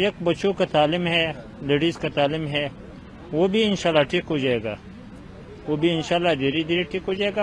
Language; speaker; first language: Hindi; non-native, learner; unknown